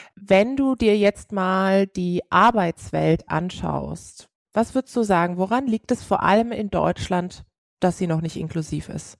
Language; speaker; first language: German; early bilingual, other home language; Turkish